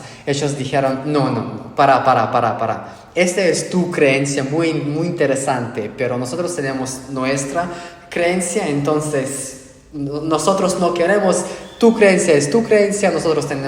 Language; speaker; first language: Spanish; non-native, fluent; Hebrew